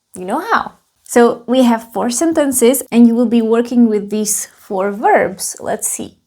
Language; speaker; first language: English; non-native, fluent; Czech